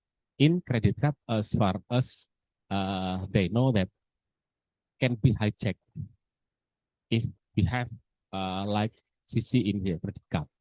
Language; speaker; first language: English; non-native, learner; Indonesian